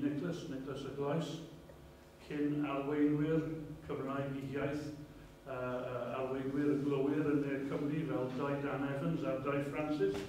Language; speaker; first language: Welsh; native; Welsh